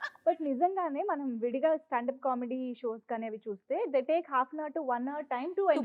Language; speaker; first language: Telugu; native; Telugu